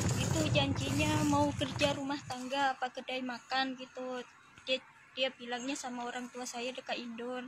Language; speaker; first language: Indonesian; non-native, local second language; Madurese